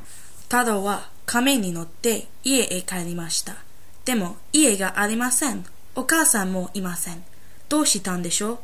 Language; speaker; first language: Japanese; non-native, learner; English